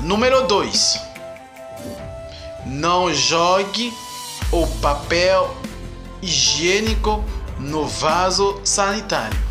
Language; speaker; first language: Portuguese; non-native, learner; Haitian Creole